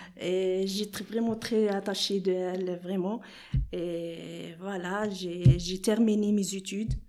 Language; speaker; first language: French; non-native, learner; Arabic